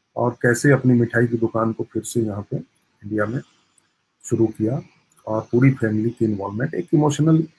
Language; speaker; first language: Hindi; native; Hindi